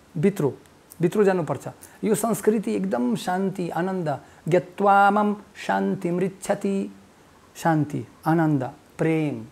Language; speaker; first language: Nepali; non-native, fluent; Russian